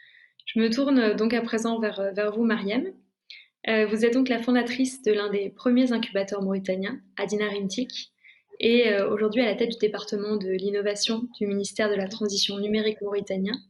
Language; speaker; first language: French; native; French